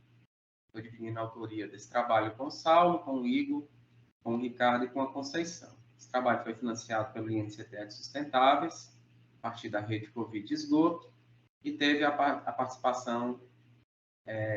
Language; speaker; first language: Portuguese; native; Portuguese